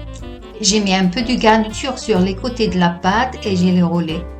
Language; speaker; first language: French; non-native, fluent; Italian